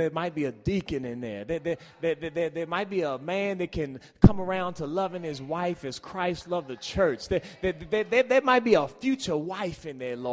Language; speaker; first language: English; native; English